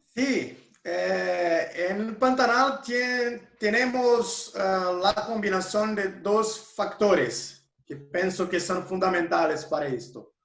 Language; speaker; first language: Spanish; non-native, learner; Portuguese